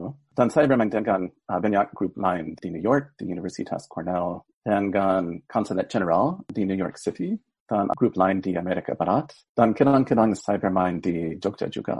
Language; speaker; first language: Indonesian; non-native, fluent; English